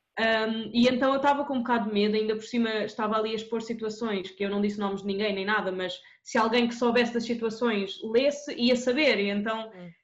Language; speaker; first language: Portuguese; early bilingual, other home language; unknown